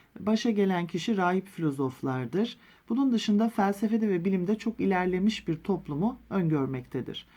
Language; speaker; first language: Turkish; native; Turkish